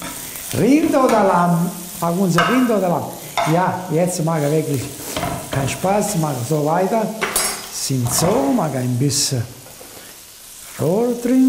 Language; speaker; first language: German; non-native, learner; Italian